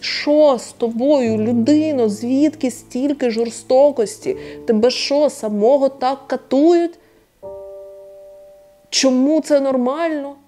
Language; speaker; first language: Ukrainian; native; Ukrainian